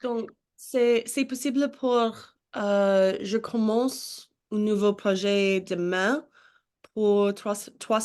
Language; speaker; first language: French; non-native, learner; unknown